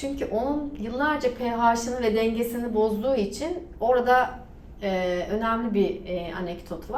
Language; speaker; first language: Turkish; native; Turkish